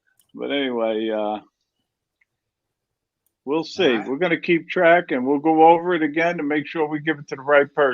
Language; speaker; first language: English; native; English